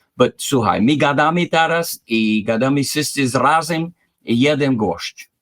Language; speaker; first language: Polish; early bilingual, heritage; English